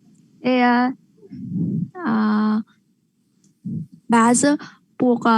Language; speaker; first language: French; non-native, learner; Vietnamese